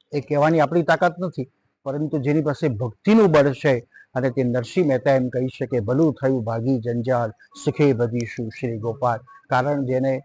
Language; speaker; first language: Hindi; non-native, local second language; Gujarati